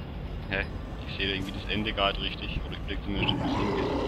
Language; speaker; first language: German; native; German